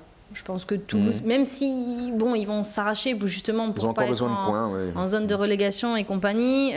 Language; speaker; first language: French; native; French